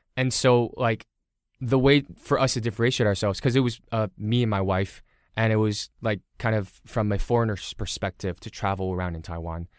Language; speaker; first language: English; early bilingual, other home language; Cantonese